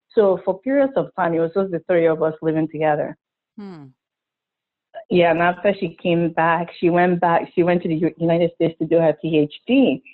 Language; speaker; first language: English; non-native, local second language; Igbo